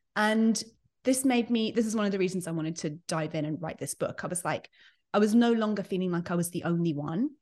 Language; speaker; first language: English; native; English